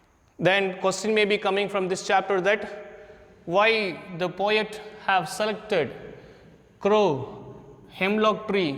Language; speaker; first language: English; non-native, local second language; Hindi